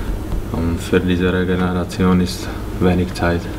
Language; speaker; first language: German; non-native, learner; Czech